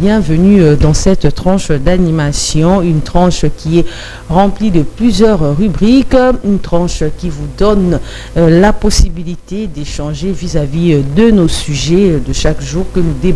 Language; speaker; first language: French; non-native, local second language; Lingala